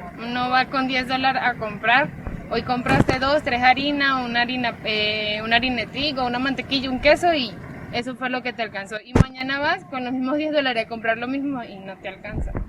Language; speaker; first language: Spanish; native; Spanish